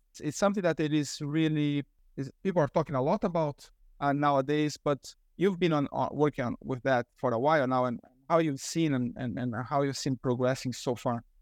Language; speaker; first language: English; non-native, fluent; Portuguese